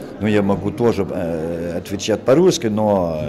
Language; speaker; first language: Russian; early bilingual, heritage; French